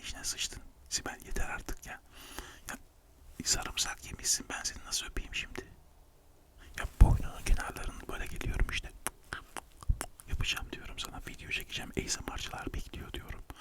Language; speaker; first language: Turkish; native; Turkish